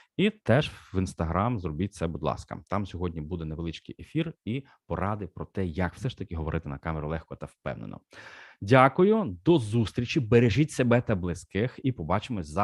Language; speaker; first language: Ukrainian; non-native, local second language; Russian